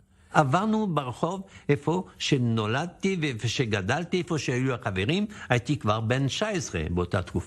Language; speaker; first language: Hebrew; non-native, fluent; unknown